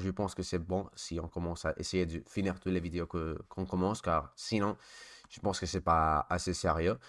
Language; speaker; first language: French; non-native, learner; Spanish